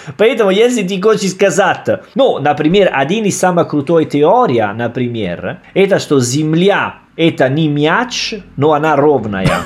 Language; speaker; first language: Russian; non-native, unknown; Italian